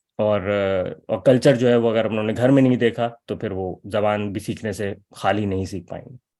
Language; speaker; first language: Urdu; native; Urdu